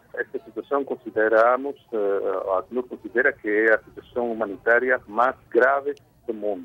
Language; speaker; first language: Portuguese; non-native, fluent; Spanish